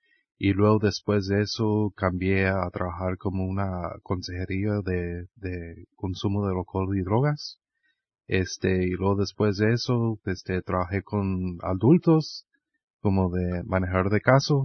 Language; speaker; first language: Spanish; early bilingual, heritage; Spanish